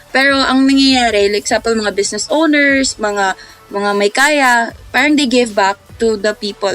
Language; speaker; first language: Filipino; non-native, local second language; Cebuano